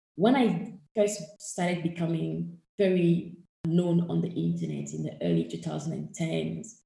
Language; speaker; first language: English; non-native, fluent; French